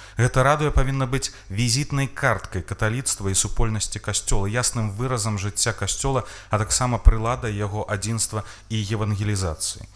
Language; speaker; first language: Belarusian; native; Belarusian